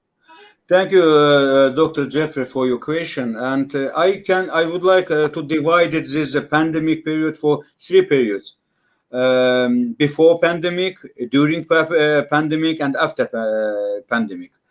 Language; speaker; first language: English; non-native, learner; Russian